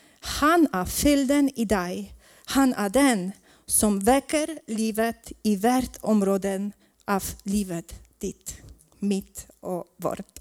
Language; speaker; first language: Swedish; non-native, learner; Polish